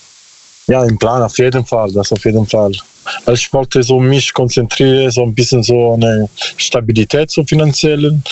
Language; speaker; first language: German; non-native, learner; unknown